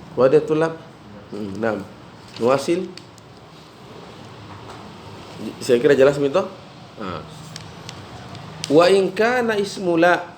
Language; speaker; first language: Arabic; non-native, fluent; Indonesian